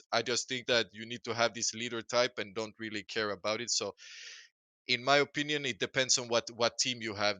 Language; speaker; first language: English; non-native, fluent; Swedish